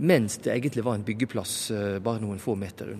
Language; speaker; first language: Norwegian; native; Norwegian